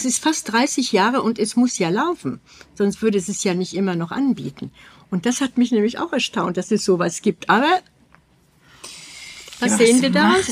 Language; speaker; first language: German; native; German